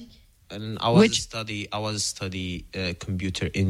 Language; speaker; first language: English; non-native, learner; Arabic